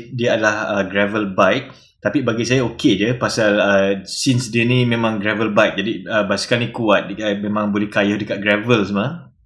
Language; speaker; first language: Malay; native; Malay